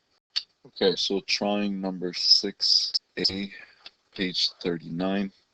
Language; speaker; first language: English; native; English